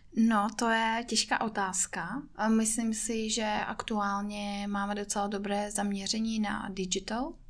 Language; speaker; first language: Czech; non-native, fluent; Russian